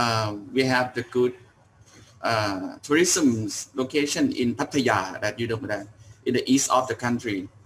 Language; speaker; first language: English; non-native, learner; Thai